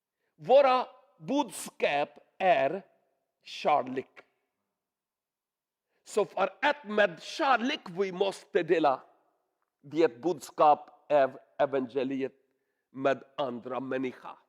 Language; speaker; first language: Swedish; non-native, learner; Urdu